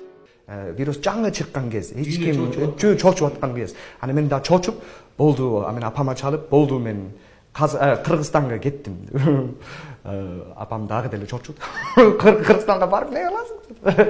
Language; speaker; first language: Kyrgyz; non-native, fluent; English